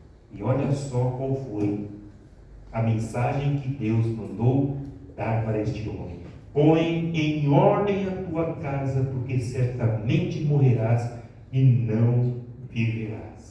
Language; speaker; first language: Portuguese; native; Portuguese